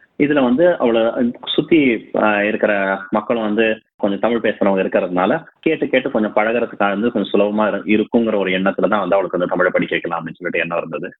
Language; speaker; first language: Tamil; non-native, local second language; Telugu